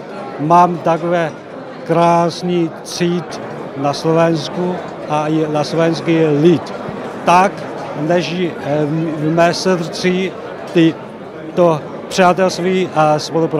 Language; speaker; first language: Slovak; non-native, learner; Chinese